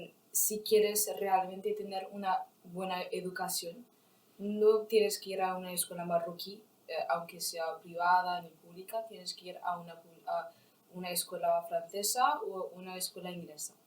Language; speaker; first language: Spanish; non-native, fluent; Arabic